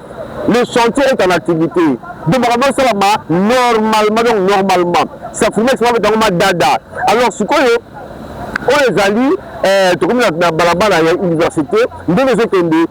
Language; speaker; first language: French; non-native, local second language; Lingala